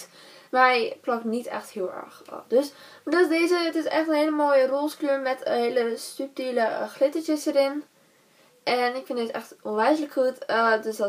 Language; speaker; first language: Dutch; native; Dutch